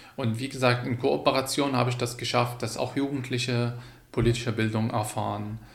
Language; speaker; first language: German; non-native, fluent; Arabic